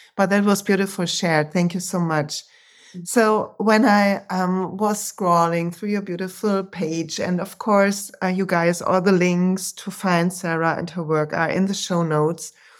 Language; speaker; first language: English; non-native, fluent; German